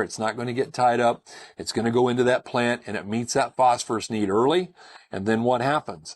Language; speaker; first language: English; native; English